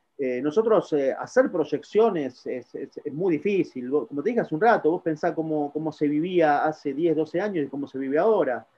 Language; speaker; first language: Spanish; native; Spanish